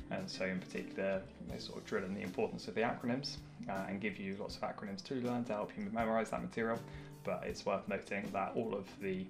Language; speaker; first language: English; native; English